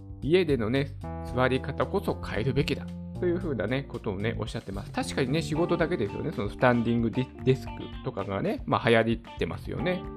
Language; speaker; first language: Japanese; native; Japanese